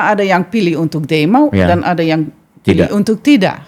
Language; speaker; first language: Indonesian; non-native, fluent; Dutch